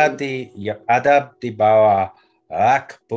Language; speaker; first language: Indonesian; non-native, learner; English